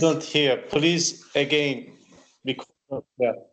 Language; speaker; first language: English; non-native, learner; Turkish